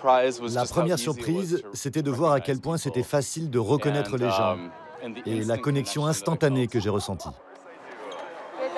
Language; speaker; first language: French; native; French